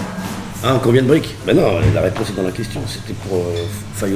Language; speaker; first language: French; native; French